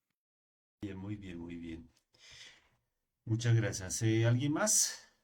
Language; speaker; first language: Spanish; native; Spanish